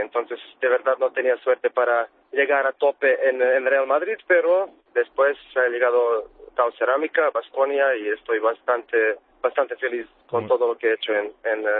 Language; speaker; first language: Spanish; non-native, fluent; Serbian